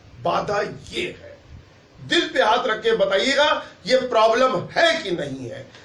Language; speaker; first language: Hindi; native; Hindi